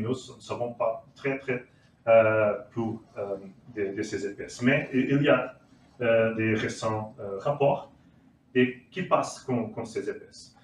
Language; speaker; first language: French; non-native, learner; Portuguese